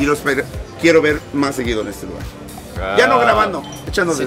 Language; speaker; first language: Spanish; native; Spanish